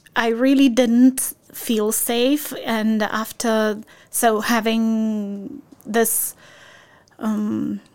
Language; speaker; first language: English; non-native, fluent; Ukrainian